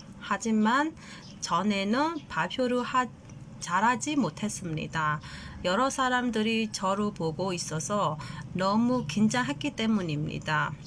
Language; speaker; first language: Korean; non-native, fluent; Burmese